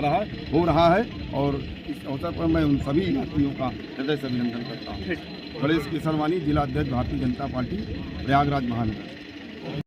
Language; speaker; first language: Hindi; native; Hindi